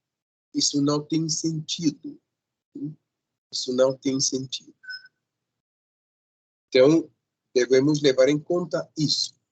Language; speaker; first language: Portuguese; non-native, fluent; Spanish